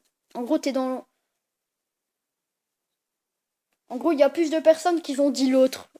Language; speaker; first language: French; native; French